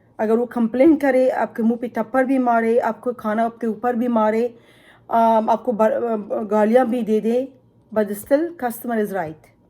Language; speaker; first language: Urdu; non-native, local second language; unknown